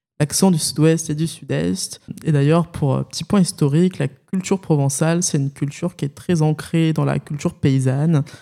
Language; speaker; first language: French; native; French